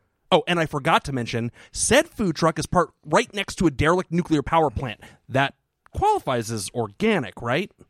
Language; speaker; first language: English; native; English